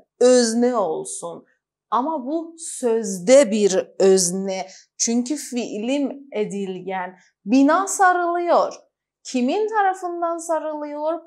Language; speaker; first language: Turkish; non-native, fluent; Persian